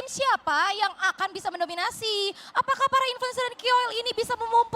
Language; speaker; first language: Indonesian; native; Indonesian